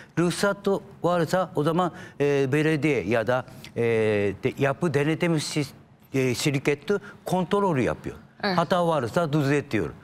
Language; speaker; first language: Turkish; non-native, fluent; Japanese